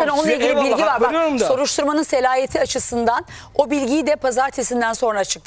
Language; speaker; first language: Turkish; native; Turkish